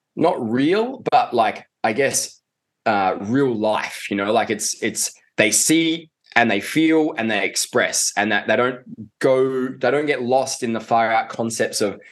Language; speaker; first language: English; native; English